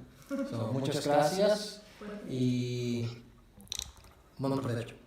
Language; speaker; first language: Spanish; non-native, learner; English